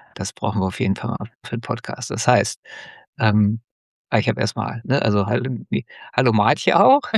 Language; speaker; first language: German; native; German